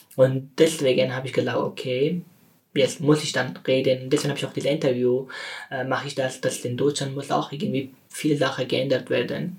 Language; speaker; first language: German; non-native, learner; Persian